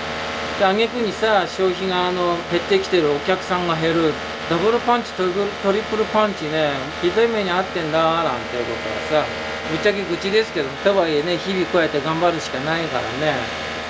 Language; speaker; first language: Japanese; native; Japanese